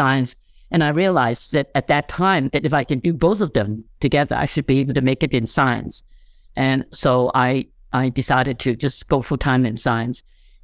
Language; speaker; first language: English; non-native, local second language; Cantonese